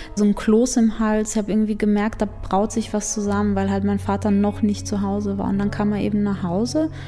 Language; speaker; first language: German; early bilingual, other home language; Polish